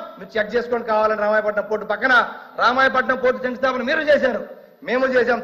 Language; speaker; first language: Telugu; native; Telugu